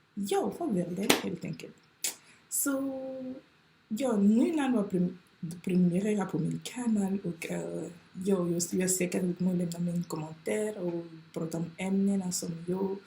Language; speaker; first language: Swedish; non-native, fluent; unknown